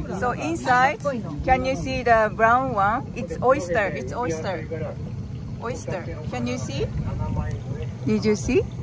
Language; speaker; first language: English; non-native, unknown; Japanese